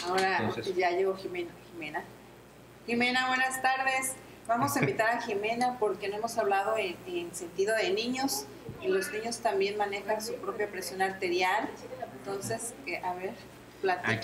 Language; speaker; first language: Spanish; native; Spanish